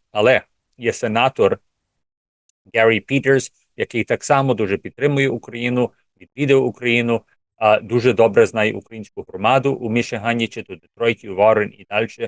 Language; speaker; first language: Ukrainian; early bilingual, heritage; English